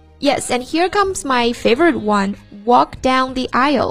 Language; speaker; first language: English; non-native, fluent; Chinese